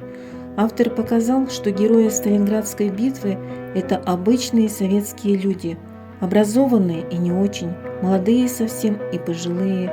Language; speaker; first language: Russian; native; Russian